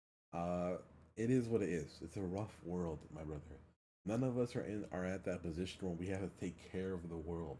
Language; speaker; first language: English; early bilingual, other home language; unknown